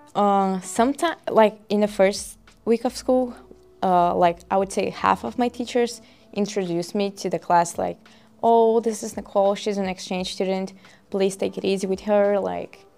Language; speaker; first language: English; non-native, fluent; Portuguese